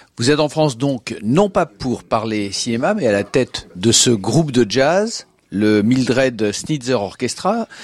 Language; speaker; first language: French; native; French